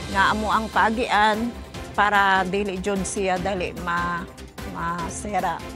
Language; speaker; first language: Cebuano; native; Cebuano